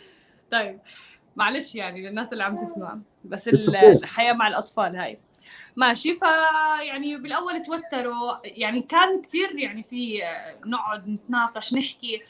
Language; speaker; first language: Arabic; native; Arabic